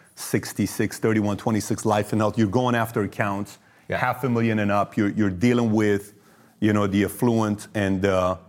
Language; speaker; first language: English; early bilingual, other home language; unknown